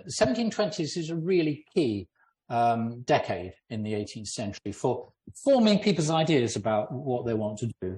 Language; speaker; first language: English; native; English